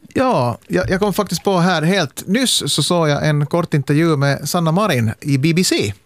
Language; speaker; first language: Swedish; native; Swedish